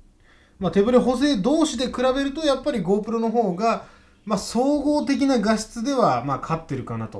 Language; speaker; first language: Japanese; native; Japanese